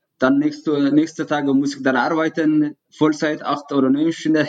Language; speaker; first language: German; non-native, learner; Tigrinya